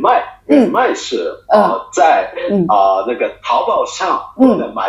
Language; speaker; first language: Chinese; non-native, fluent; Japanese